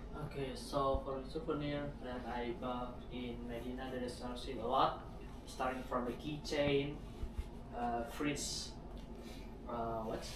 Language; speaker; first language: English; non-native, learner; Indonesian